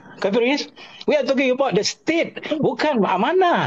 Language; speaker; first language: English; non-native, local second language; Malay